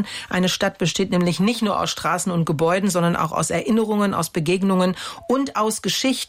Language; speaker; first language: German; native; German